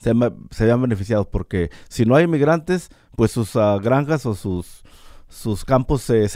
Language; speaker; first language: Spanish; native; Spanish